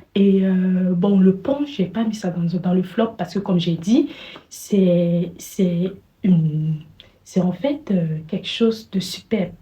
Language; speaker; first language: French; native; French